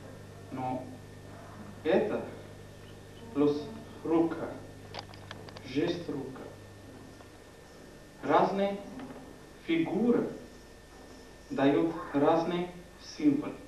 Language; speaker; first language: Russian; non-native, learner; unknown